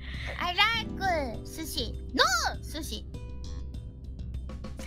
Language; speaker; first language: English; non-native, learner; Japanese